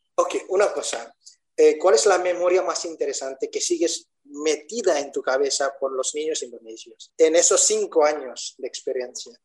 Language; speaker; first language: Spanish; non-native, fluent; Indonesian